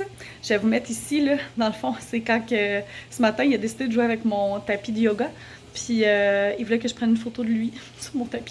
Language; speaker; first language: French; native; French